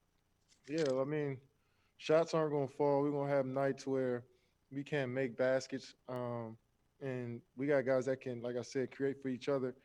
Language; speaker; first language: English; native; English